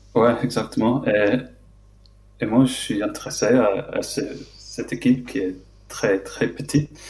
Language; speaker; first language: French; non-native, fluent; English